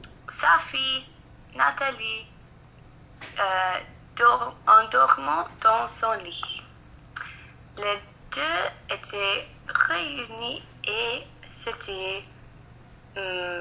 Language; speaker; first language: French; non-native, learner; English